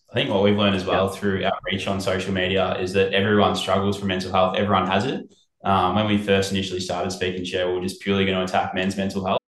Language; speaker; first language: English; native; English